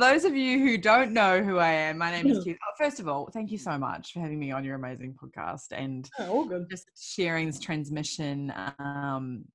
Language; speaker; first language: English; native; English